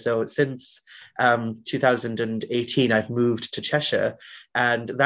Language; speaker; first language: English; non-native, local second language; Welsh